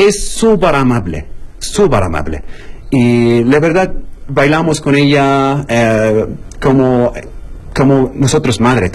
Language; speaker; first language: Spanish; non-native, learner; Arabic